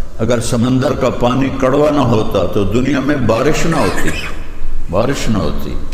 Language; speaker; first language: Urdu; non-native, local second language; Punjabi